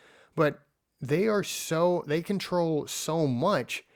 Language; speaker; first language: English; native; English